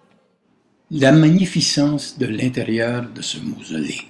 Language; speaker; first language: French; native; French